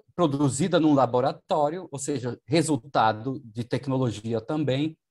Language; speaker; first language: Portuguese; non-native, fluent; German